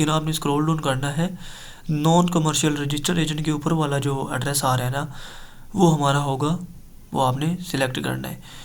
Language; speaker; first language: Urdu; non-native, local second language; Punjabi